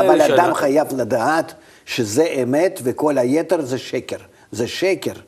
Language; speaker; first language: Hebrew; non-native, fluent; Russian